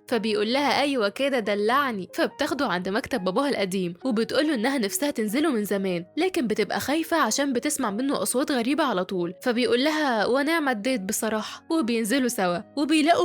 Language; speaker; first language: Arabic; native; Arabic